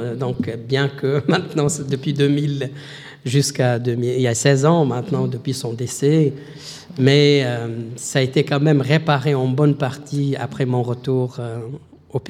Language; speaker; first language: French; non-native, local second language; Arabic